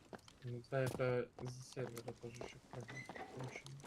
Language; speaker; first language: Russian; native; Russian